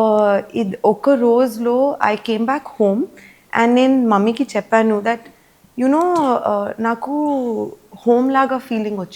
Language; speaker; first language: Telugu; early bilingual, heritage; Telugu